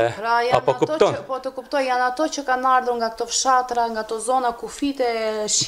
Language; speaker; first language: Albanian; native; Albanian